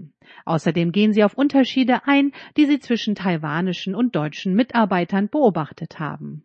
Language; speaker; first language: German; native; German